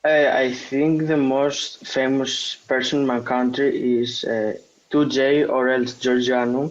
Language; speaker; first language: English; non-native, fluent; Greek